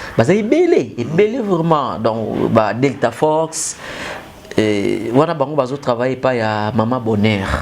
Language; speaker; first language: Lingala; native; Lingala